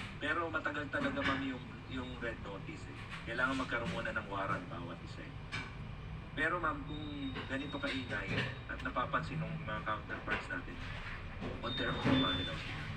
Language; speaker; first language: Filipino; native; Filipino